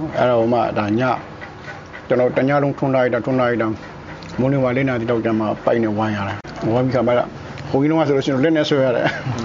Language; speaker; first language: Burmese; native; Burmese